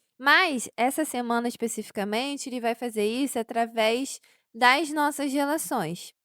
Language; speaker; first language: Portuguese; native; Portuguese